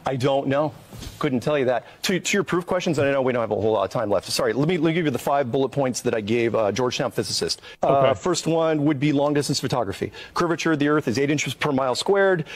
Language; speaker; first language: English; native; English